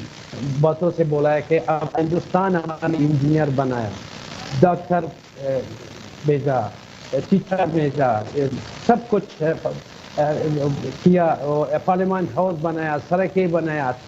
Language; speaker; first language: Hindi; non-native, fluent; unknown